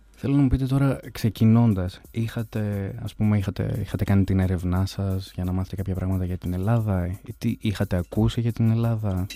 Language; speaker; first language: Greek; native; Greek